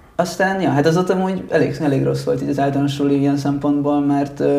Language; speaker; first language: Hungarian; early bilingual, other home language; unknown